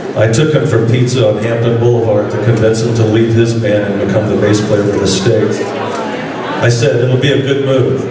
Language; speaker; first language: English; native; English